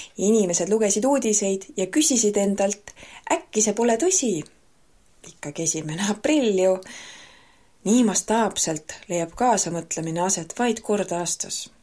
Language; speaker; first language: Estonian; native; Estonian